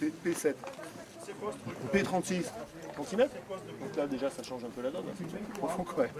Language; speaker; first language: French; native; French